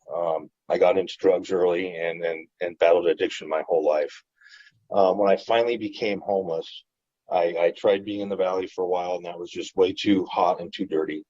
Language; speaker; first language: English; native; English